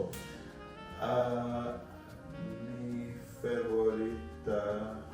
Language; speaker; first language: Spanish; non-native, learner; English